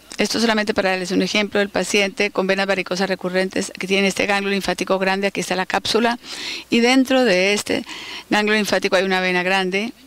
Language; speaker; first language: Spanish; native; Spanish